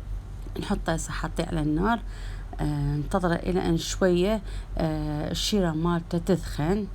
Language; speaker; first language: Arabic; native; Arabic